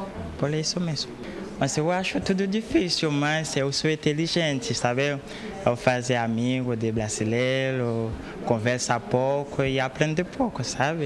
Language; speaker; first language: Portuguese; non-native, learner; Haitian Creole